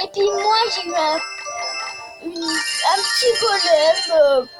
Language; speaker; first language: French; native; French